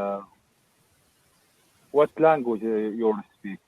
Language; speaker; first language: English; non-native, learner; Arabic